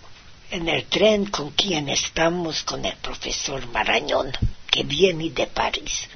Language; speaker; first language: Spanish; non-native, fluent; Hungarian